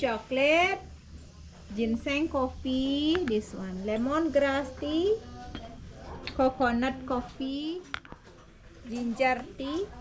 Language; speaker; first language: English; non-native, learner; Balinese